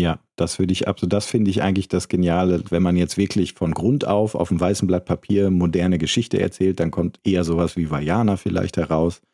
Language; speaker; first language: German; native; German